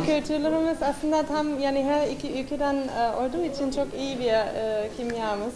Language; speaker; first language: Turkish; non-native, fluent; German